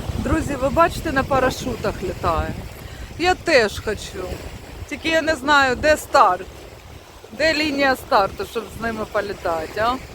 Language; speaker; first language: Ukrainian; non-native, local second language; Russian